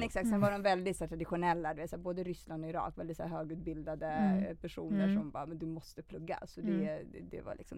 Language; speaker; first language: Swedish; early bilingual, other home language; Russian